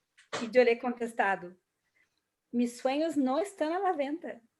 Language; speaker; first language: Spanish; non-native, fluent; Portuguese